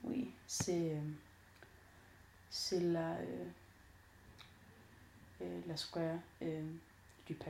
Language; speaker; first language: French; non-native, learner; Danish